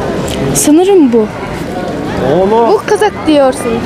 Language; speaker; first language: Turkish; non-native, learner; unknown